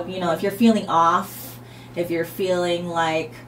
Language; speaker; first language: English; native; English